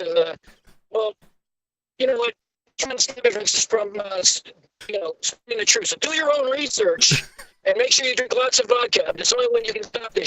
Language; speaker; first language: English; native; English